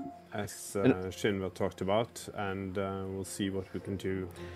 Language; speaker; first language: English; non-native, fluent; Norwegian